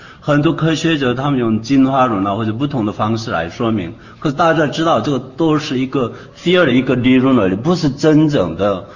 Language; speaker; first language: Chinese; non-native, fluent; Korean